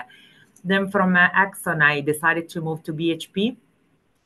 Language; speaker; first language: English; non-native, fluent; Italian